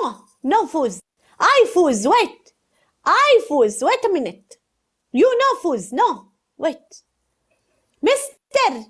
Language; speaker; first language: English; non-native, learner; Arabic